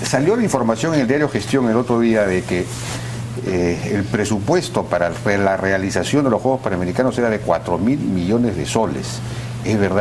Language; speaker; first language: Spanish; native; Spanish